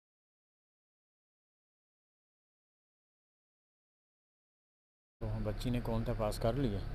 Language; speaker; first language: Urdu; non-native, local second language; Punjabi